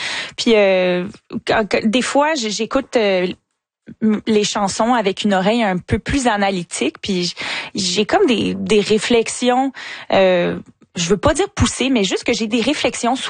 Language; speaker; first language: French; native; French